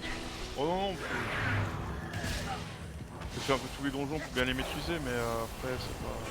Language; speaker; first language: French; native; French